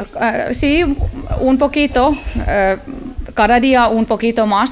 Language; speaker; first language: Spanish; non-native, learner; Finnish